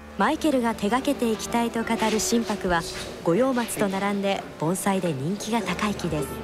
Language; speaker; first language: Japanese; native; Japanese